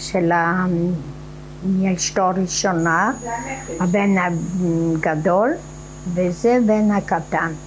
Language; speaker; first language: Hebrew; non-native, fluent; Polish